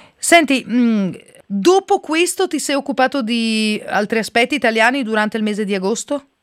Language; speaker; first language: Italian; native; Italian